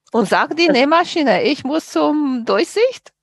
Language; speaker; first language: German; non-native, fluent; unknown